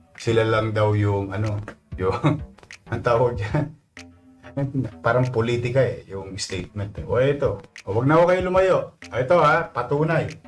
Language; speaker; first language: Filipino; native; Filipino